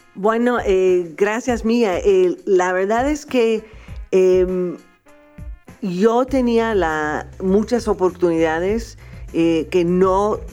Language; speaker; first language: Spanish; non-native, fluent; English